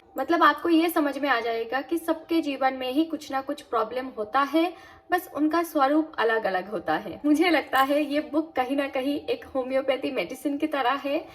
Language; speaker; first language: Hindi; non-native, local second language; Bangla